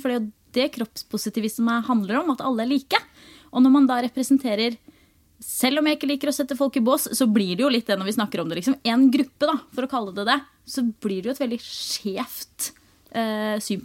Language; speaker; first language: Norwegian; native; Norwegian